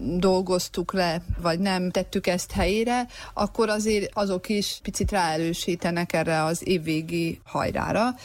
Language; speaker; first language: Hungarian; native; Hungarian